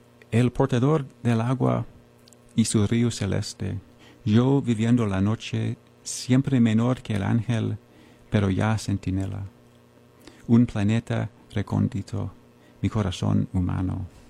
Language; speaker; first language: Spanish; non-native, fluent; English